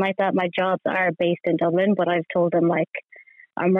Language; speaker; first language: English; native; English